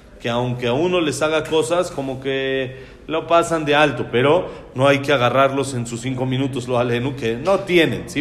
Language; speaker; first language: Spanish; native; Spanish